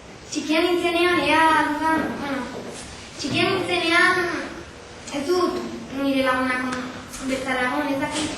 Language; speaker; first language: Basque; non-native, local second language; Spanish